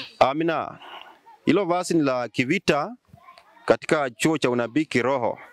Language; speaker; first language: Swahili; non-native, local second language; Luyia